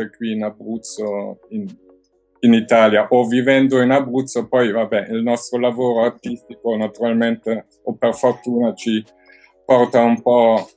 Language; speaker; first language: Italian; non-native, fluent; German